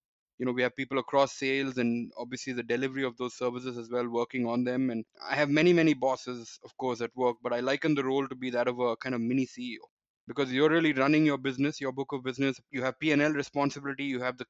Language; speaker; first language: English; non-native, local second language; Tamil